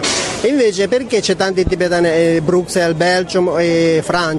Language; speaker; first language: Italian; non-native, fluent; Tibetan